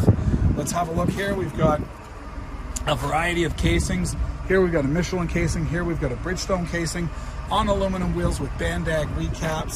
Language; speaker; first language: English; native; English